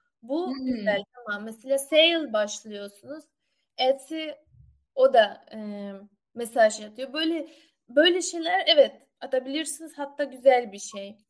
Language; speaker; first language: Turkish; non-native, learner; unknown